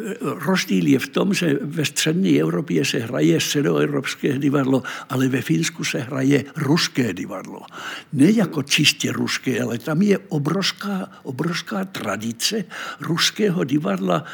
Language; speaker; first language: Czech; non-native, fluent; Finnish